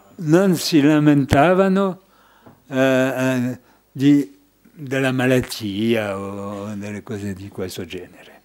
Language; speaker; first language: Italian; non-native, fluent; French